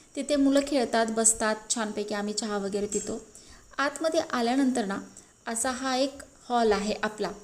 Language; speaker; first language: Marathi; native; Marathi